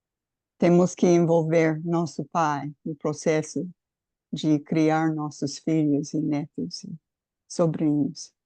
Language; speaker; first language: Portuguese; non-native, fluent; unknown